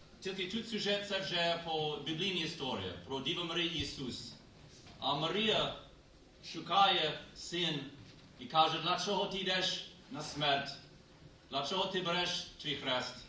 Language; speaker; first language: Ukrainian; non-native, learner; Polish